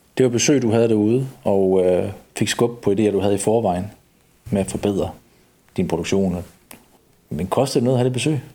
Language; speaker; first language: Danish; native; Danish